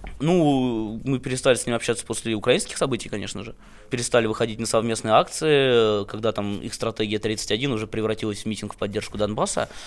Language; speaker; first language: Russian; native; Russian